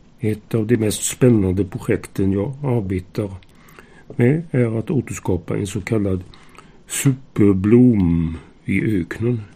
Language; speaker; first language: Swedish; native; Swedish